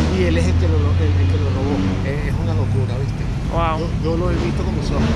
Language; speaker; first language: Spanish; native; Spanish